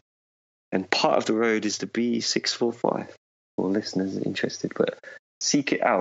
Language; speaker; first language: English; native; English